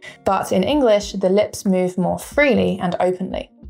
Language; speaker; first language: English; native; English